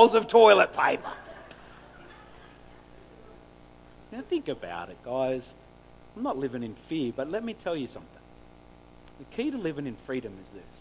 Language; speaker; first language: English; native; English